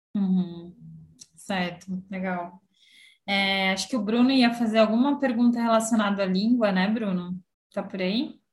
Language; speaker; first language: Portuguese; native; Portuguese